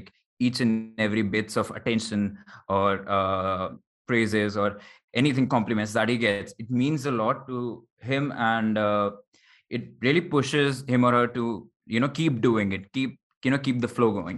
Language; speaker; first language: English; non-native, local second language; Hindi